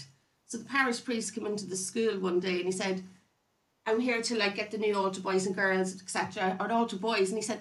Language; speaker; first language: English; native; English